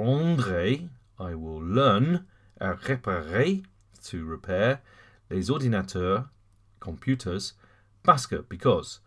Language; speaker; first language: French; non-native, fluent; English